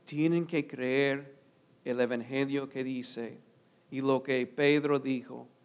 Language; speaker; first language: Spanish; non-native, fluent; English